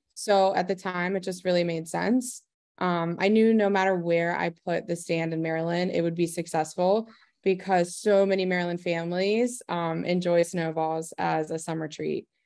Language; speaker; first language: English; native; English